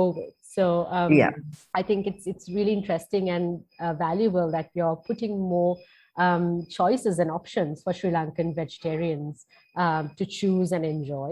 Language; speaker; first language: English; non-native, local second language; Sinhala